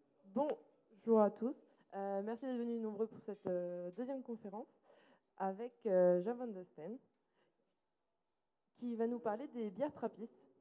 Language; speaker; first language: French; native; French